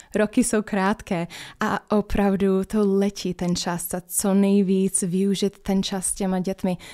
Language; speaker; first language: Czech; non-native, fluent; English